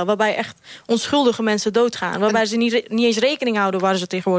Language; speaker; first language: Dutch; early bilingual, other home language; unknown